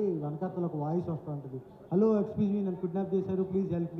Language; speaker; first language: Telugu; native; Telugu